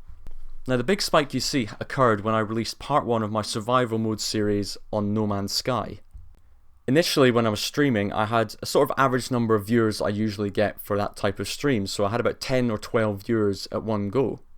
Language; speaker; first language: English; native; English